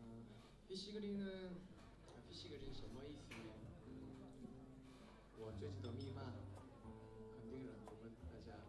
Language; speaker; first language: Chinese; non-native, fluent; Korean